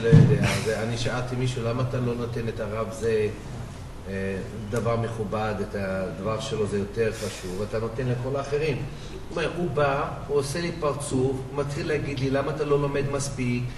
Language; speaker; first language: Hebrew; non-native, learner; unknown